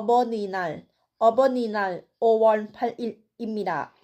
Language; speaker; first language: Korean; non-native, learner; Thai